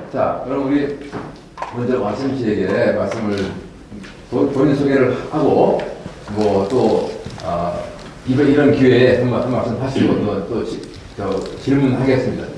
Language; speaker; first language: Korean; native; Korean